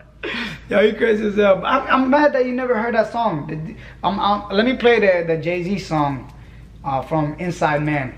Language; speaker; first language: English; native; English